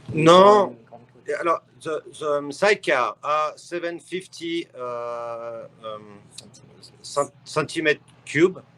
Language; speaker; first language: English; non-native, learner; French